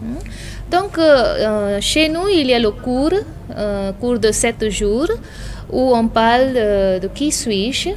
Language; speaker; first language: French; non-native, fluent; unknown